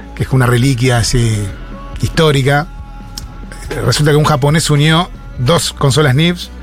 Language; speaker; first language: Spanish; native; Spanish